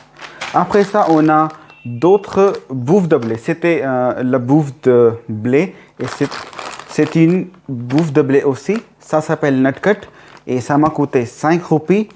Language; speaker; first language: French; non-native, learner; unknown